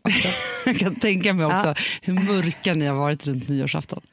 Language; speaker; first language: Swedish; native; Swedish